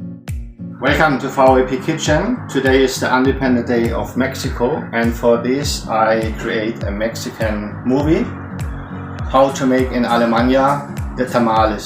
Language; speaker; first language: English; non-native, learner; German